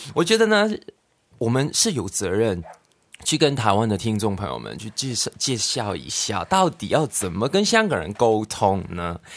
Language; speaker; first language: Chinese; non-native, local second language; Cantonese